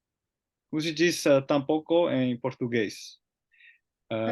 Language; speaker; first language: Portuguese; non-native, learner; Finnish